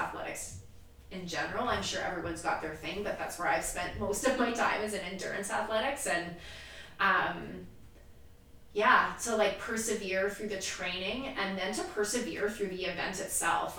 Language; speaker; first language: English; native; English